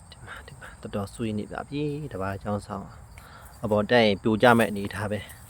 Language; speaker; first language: Burmese; non-native, local second language; Shan